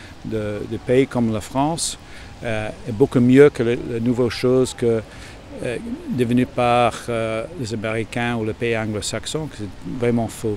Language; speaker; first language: French; non-native, fluent; English